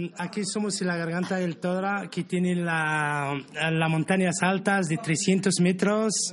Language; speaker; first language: Spanish; non-native, learner; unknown